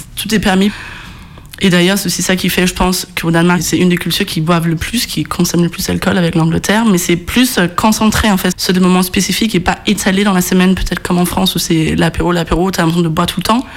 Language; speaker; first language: French; non-native, fluent; Danish